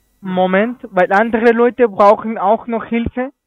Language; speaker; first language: German; non-native, learner; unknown